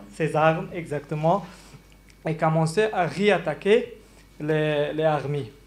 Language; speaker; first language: French; non-native, learner; Persian